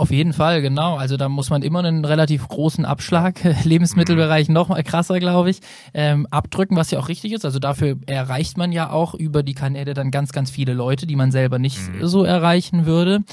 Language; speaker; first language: German; native; German